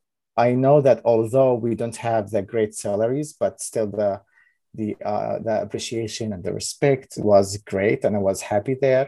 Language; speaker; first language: English; non-native, fluent; Arabic